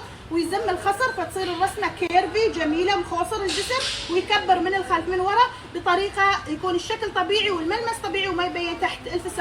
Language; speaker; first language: Arabic; native; Arabic